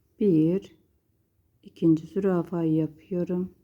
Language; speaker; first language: Turkish; native; Turkish